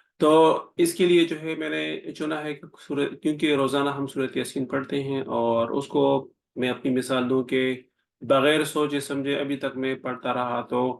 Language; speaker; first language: Urdu; non-native, local second language; Pashto